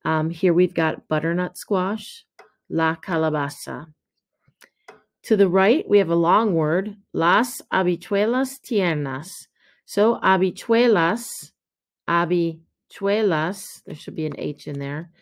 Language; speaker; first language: English; native; English